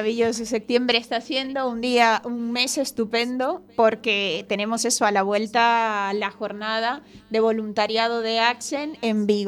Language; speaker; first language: Spanish; native; Spanish